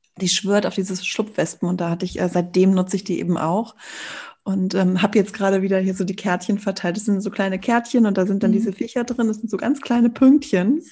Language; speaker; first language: German; native; German